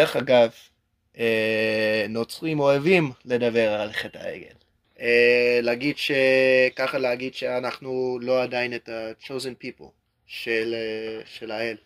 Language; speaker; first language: Hebrew; non-native, learner; English